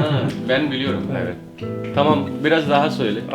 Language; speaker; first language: Turkish; non-native, learner; Korean